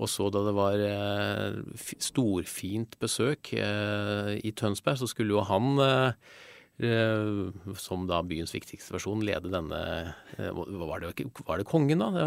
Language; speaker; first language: Norwegian; native; Norwegian